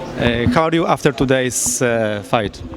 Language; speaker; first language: English; non-native, fluent; Polish